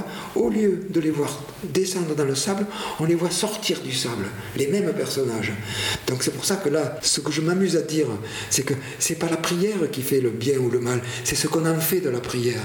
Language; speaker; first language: French; native; French